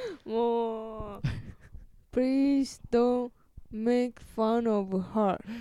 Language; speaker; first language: English; non-native, learner; Japanese